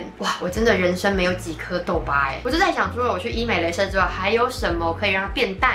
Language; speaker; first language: Chinese; native; Chinese